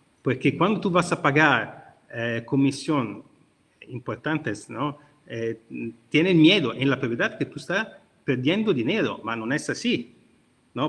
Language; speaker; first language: Spanish; non-native, learner; Italian